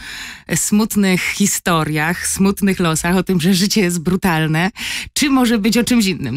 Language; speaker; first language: Polish; native; Polish